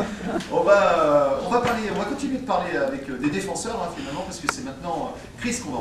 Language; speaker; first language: French; native; French